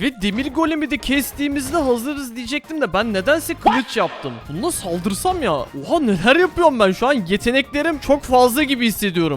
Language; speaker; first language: Turkish; native; Turkish